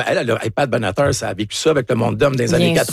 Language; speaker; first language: French; native; French